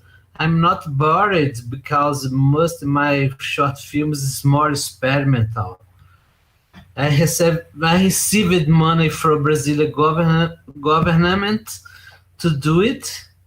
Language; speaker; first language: English; non-native, learner; Portuguese